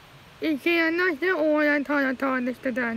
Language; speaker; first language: Swedish; early bilingual, other home language; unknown